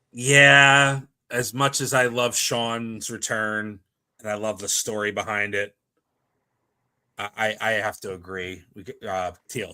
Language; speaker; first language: English; native; English